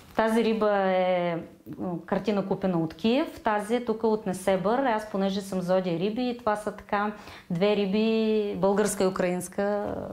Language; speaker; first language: Bulgarian; non-native, fluent; Ukrainian